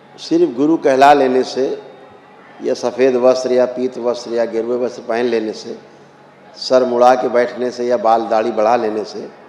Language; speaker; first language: Hindi; native; Hindi